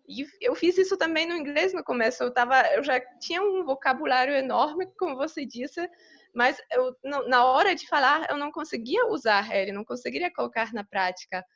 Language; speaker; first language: Portuguese; non-native, fluent; Polish